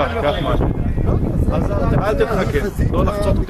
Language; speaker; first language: Hebrew; native; Hebrew